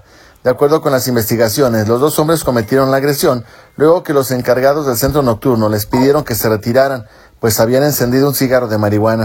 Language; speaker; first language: Spanish; native; Spanish